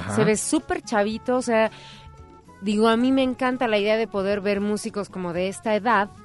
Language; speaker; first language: Spanish; native; Spanish